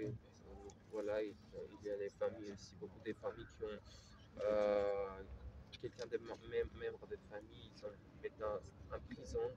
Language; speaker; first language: French; non-native, learner; Armenian